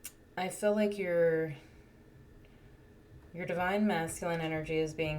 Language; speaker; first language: English; native; English